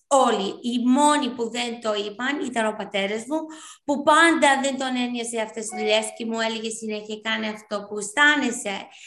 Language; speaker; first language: Greek; early bilingual, heritage; Greek